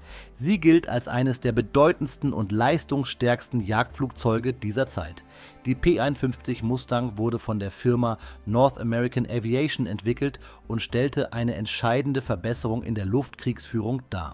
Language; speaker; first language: German; native; German